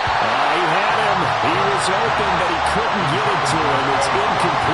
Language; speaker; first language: English; native; English